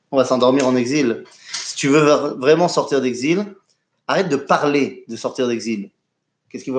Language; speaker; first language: French; native; French